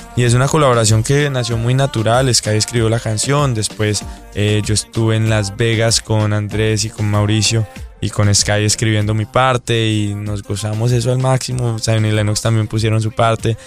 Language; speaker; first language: Spanish; native; Spanish